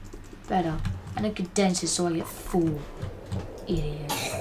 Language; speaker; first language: English; native; English